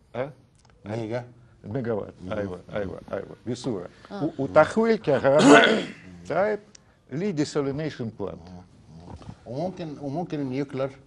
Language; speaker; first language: Arabic; non-native, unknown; Russian